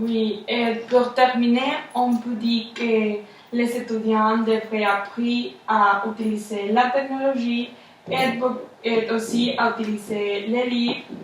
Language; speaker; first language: French; non-native, learner; Spanish